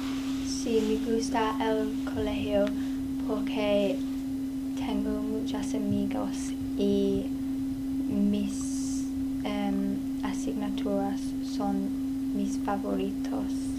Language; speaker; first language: Spanish; non-native, learner; English